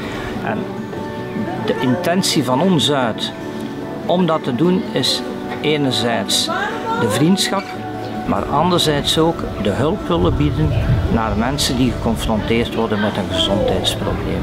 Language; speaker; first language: Dutch; native; Dutch